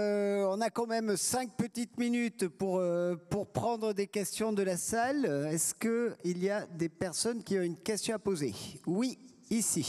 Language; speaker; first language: French; native; French